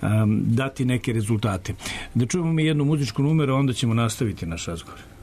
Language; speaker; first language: Serbian; native; Serbian